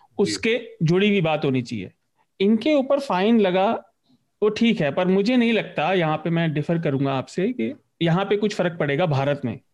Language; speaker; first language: Hindi; native; Hindi